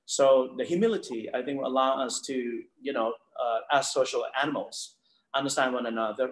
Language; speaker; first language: English; non-native, fluent; Thai